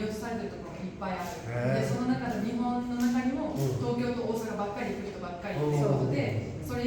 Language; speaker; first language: Japanese; native; Japanese